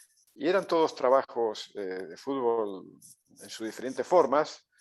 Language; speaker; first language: Spanish; native; Spanish